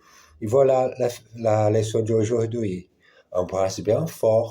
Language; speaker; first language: French; non-native, learner; Portuguese